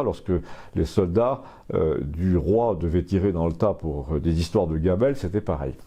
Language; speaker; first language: French; native; French